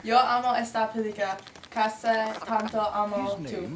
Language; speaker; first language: Spanish; non-native, learner; English